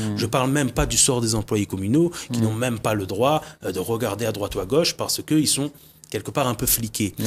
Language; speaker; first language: French; native; French